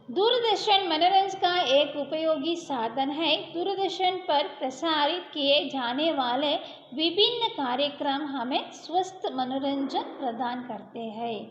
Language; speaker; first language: Hindi; non-native, local second language; Kannada